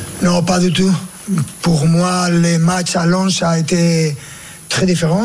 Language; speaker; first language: French; non-native, fluent; Spanish